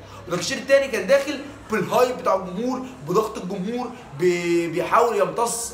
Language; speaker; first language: Arabic; native; Arabic